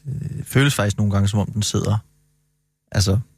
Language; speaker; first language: Danish; native; Danish